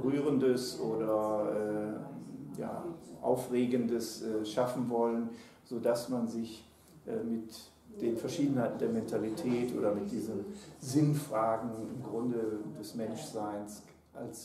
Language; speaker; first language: German; native; German